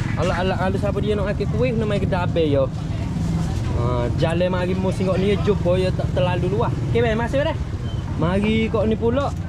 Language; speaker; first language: Malay; native; Malay